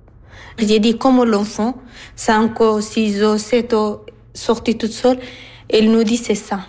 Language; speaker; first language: French; non-native, learner; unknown